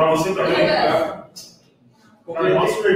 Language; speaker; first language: Portuguese; native; Portuguese